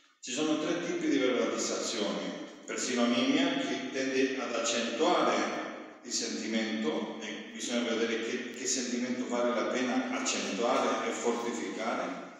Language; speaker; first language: Italian; non-native, fluent; Spanish